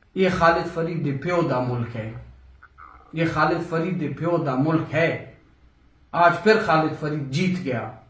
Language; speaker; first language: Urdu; non-native, local second language; Baluchi